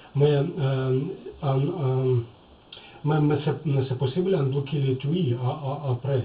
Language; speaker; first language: French; non-native, learner; Russian